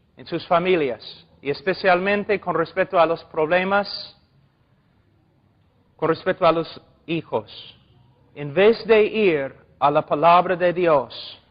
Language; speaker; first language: Spanish; non-native, fluent; English